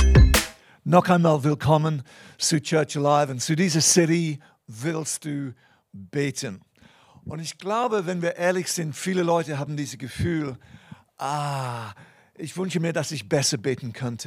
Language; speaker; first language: German; non-native, fluent; English